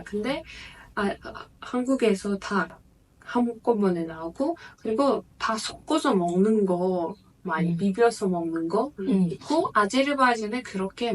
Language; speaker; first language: Korean; non-native, fluent; Azerbaijani